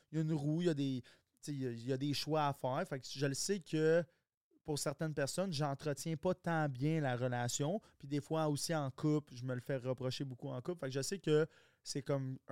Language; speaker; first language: French; early bilingual, other home language; English